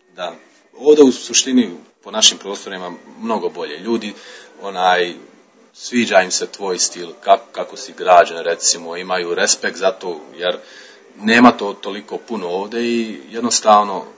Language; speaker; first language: Croatian; early bilingual, heritage; Croatian